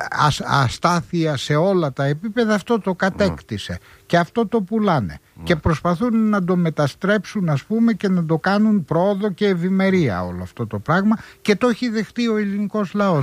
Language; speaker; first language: Greek; native; Greek